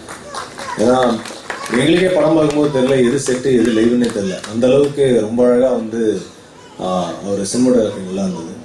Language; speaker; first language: Tamil; native; Tamil